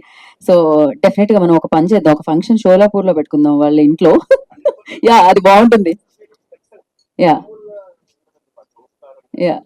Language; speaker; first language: Telugu; native; Telugu